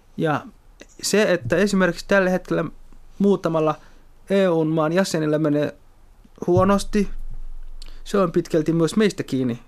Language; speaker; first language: Finnish; early bilingual, other home language; Somali